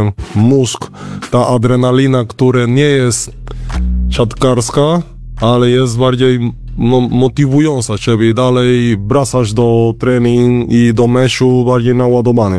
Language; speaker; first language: Polish; non-native, learner; Spanish